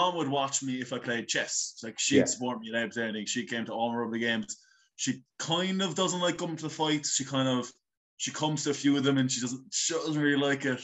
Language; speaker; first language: English; native; English